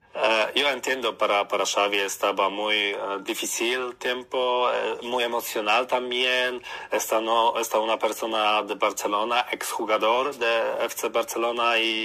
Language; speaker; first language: Spanish; non-native, learner; Polish